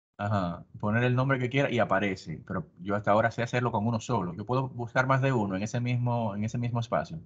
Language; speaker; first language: Spanish; native; Spanish